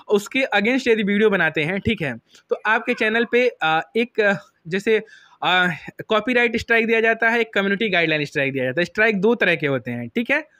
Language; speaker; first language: Hindi; native; Hindi